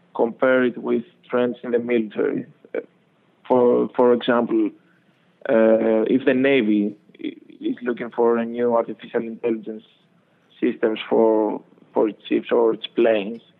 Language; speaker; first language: English; non-native, fluent; Greek